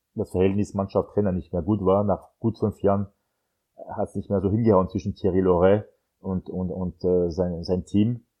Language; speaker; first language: German; non-native, fluent; French